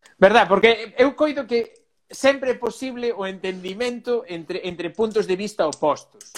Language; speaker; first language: Galician; non-native, local second language; Spanish